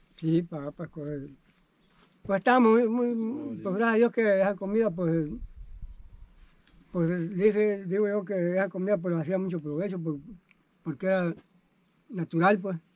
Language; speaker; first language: Spanish; native; Spanish